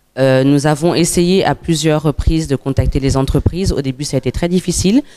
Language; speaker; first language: French; native; French